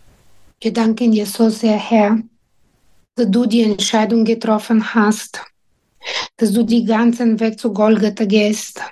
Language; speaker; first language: German; non-native, fluent; Bulgarian